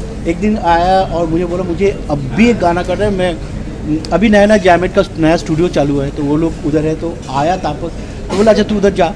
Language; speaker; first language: Hindi; non-native, local second language; Bangla